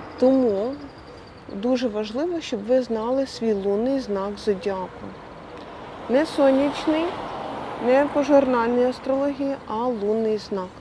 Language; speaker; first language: Ukrainian; non-native, local second language; Russian